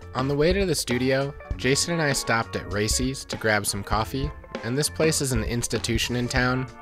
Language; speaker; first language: English; native; English